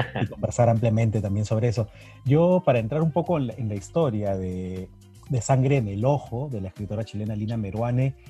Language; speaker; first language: Spanish; native; Spanish